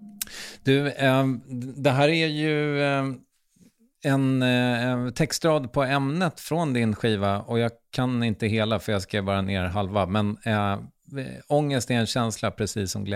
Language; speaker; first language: Swedish; native; Swedish